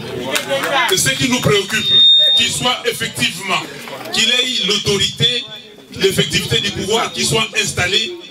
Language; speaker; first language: French; non-native, local second language; Lingala